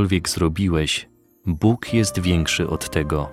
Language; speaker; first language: Polish; native; Polish